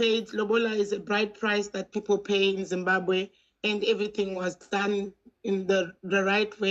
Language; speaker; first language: English; non-native, local second language; Shona